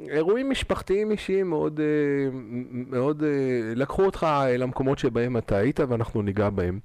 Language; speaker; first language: Hebrew; native; Hebrew